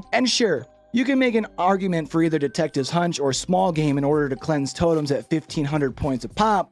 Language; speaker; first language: English; native; English